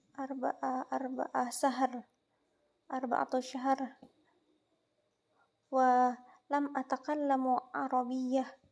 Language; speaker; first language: Arabic; non-native, learner; Indonesian